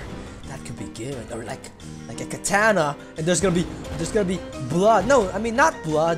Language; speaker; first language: English; non-native, local second language; Filipino